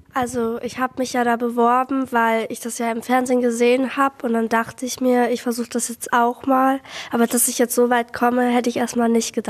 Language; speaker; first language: German; native; German